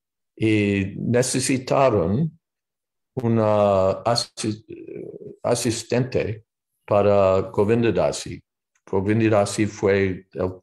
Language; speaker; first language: Spanish; non-native, fluent; English